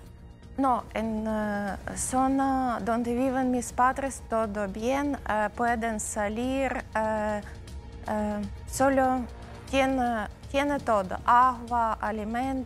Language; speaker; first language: Spanish; non-native, learner; Ukrainian